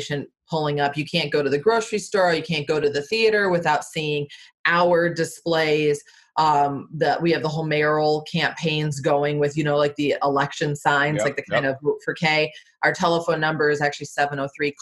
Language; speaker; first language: English; native; English